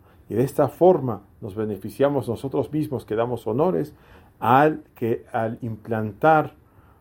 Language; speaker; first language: Spanish; native; Spanish